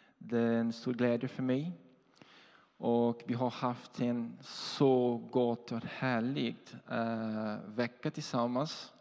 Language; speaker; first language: Swedish; non-native, fluent; Portuguese